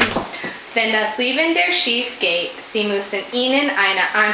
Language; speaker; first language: German; non-native, learner; English